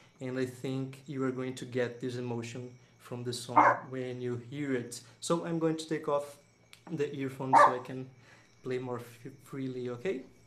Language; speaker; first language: English; non-native, fluent; Portuguese